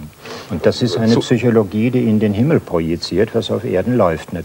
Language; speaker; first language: German; native; German